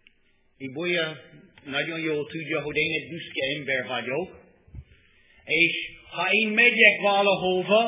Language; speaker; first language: Hungarian; non-native, learner; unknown